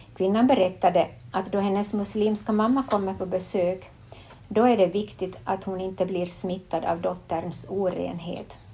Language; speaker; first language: Swedish; native; Swedish